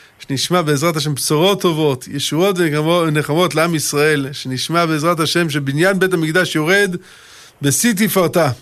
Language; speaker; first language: Hebrew; early bilingual, other home language; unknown